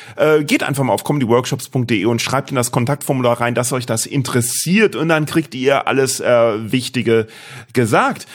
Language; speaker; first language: German; native; German